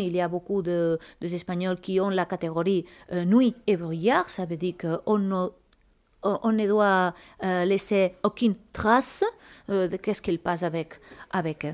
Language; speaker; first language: French; non-native, fluent; Spanish